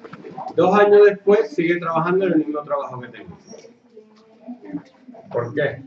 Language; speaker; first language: Spanish; native; Spanish